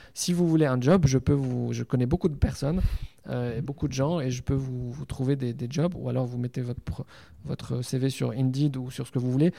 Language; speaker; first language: French; non-native, local second language; Arabic